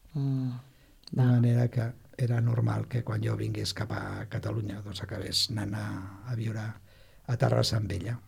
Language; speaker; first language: Catalan; non-native, local second language; Spanish